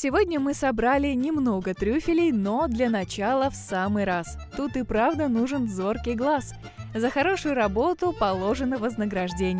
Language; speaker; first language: Russian; native; Russian